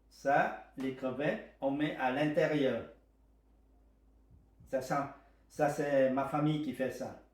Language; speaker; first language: French; non-native, learner; Vietnamese